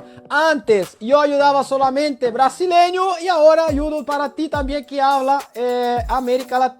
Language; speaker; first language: Spanish; non-native, learner; Italian